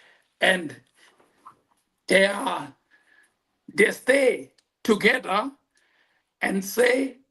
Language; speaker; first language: English; non-native, local second language; Portuguese